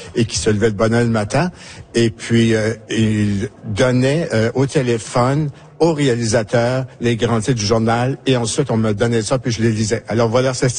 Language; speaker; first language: French; native; French